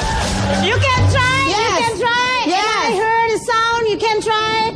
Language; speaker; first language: English; non-native, learner; Indonesian